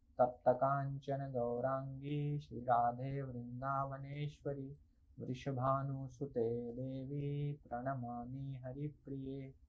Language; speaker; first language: Hindi; native; Hindi